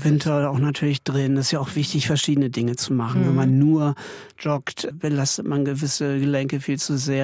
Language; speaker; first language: German; native; German